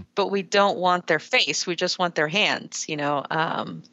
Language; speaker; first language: English; early bilingual, other home language; Spanish